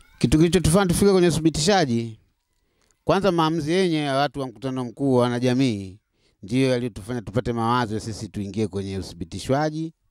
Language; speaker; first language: Swahili; native; Swahili